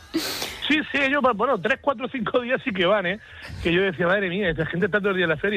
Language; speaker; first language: Spanish; native; Spanish